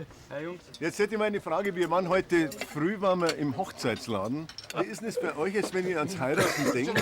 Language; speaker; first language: German; native; German